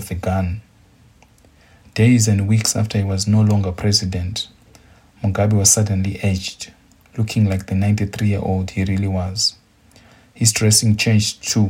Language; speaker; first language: English; non-native, local second language; Shona